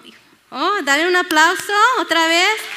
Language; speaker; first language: Spanish; early bilingual, other home language; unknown